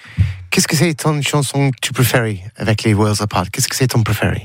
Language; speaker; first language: French; non-native, learner; English